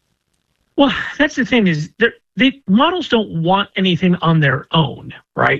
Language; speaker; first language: English; native; English